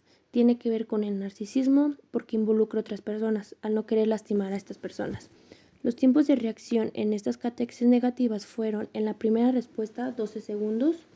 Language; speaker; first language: Spanish; native; Spanish